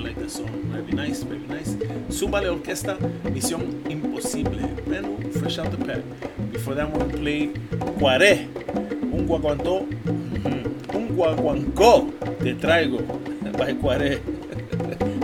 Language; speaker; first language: English; early bilingual, other home language; Spanish